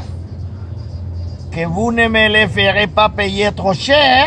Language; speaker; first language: French; non-native, fluent; Spanish